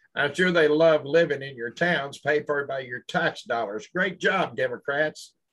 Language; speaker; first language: English; native; English